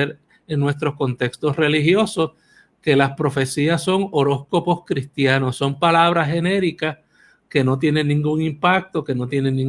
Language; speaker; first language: Spanish; native; Spanish